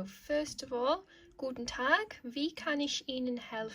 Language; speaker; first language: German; non-native, fluent; English